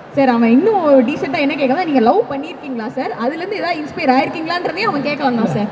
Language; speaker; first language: Tamil; native; Tamil